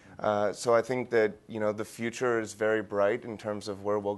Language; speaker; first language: English; native; English